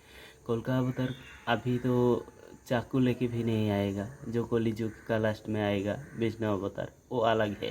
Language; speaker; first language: Hindi; non-native, local second language; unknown